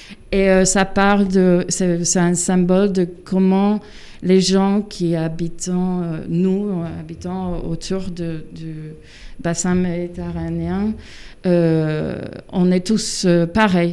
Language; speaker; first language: French; non-native, fluent; English